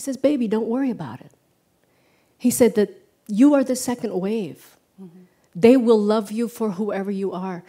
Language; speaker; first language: English; early bilingual, other home language; Vietnamese